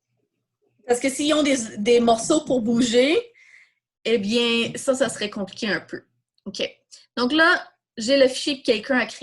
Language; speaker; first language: French; native; French